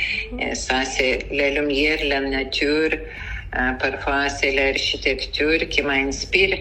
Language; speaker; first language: French; non-native, fluent; Lithuanian